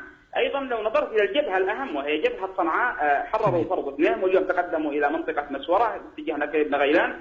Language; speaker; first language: Arabic; native; Arabic